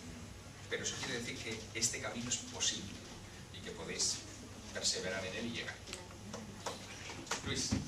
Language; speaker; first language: Spanish; native; Spanish